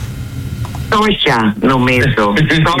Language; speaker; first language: Greek; early bilingual, heritage; Greek